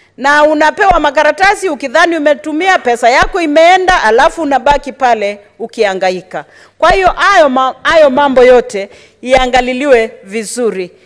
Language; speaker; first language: Swahili; non-native, local second language; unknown